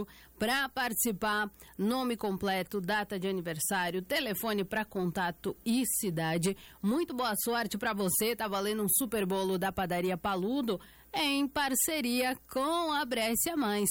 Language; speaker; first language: Portuguese; native; Portuguese